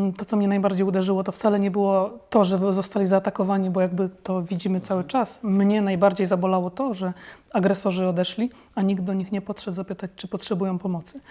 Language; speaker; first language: Polish; native; Polish